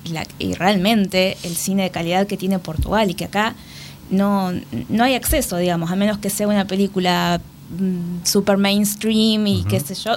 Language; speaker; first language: Spanish; native; Spanish